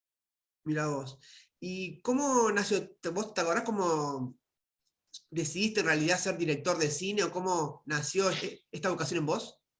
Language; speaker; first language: Spanish; native; Spanish